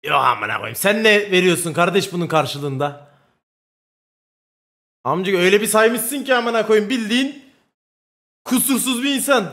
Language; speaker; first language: Turkish; native; Turkish